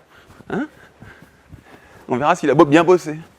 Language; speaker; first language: French; native; French